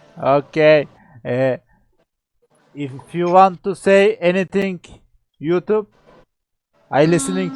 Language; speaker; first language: English; non-native, learner; Turkish